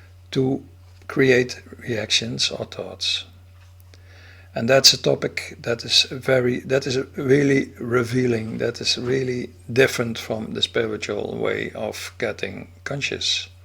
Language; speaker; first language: English; non-native, fluent; Dutch